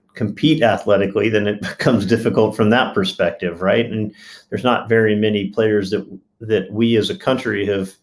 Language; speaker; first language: English; native; English